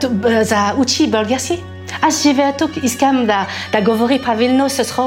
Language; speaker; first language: Bulgarian; non-native, learner; French